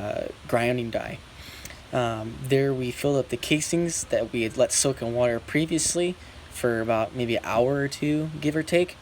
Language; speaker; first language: English; native; English